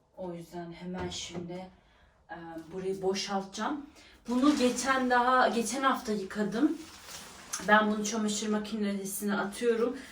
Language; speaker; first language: Turkish; early bilingual, heritage; Turkish